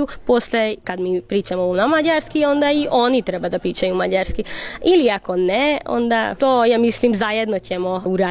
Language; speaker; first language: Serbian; non-native, local second language; Hungarian